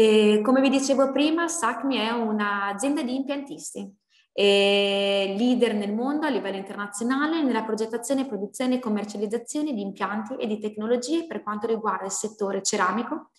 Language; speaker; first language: Italian; native; Italian